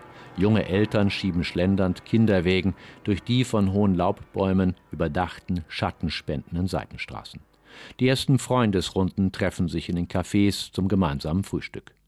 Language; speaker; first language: German; native; German